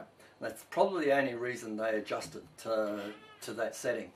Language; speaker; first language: English; native; English